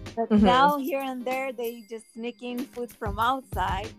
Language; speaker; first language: English; early bilingual, other home language; Armenian